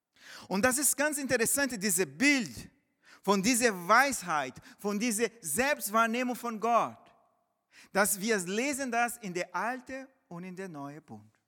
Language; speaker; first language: German; non-native, fluent; Portuguese